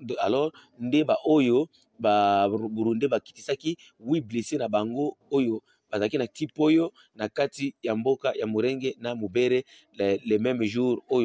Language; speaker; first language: Lingala; non-native, local second language; Swahili